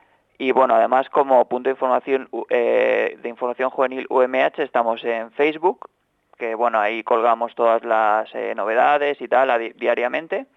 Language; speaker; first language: Spanish; native; Spanish